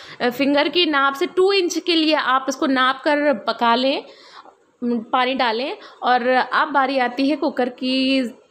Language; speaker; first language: Hindi; native; Hindi